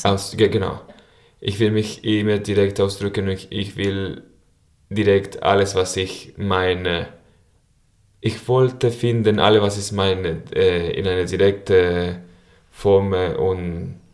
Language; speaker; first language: German; non-native, learner; Spanish